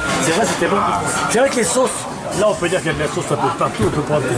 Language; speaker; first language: French; native; French